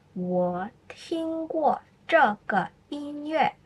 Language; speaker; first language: Chinese; non-native, fluent; Indonesian